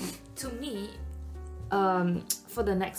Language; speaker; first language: English; non-native, local second language; Chinese